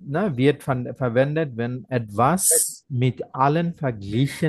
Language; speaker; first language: German; non-native, fluent; Bangla